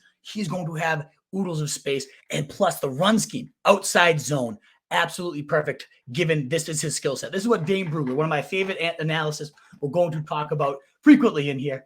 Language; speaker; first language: English; native; English